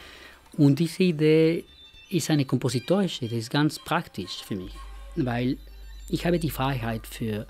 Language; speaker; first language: German; non-native, fluent; Spanish